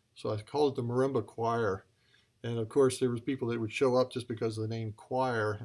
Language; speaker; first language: English; native; English